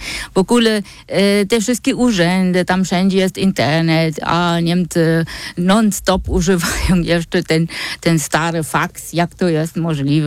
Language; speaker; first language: Polish; non-native, fluent; German